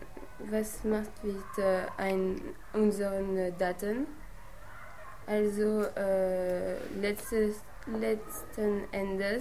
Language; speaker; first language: German; non-native, learner; French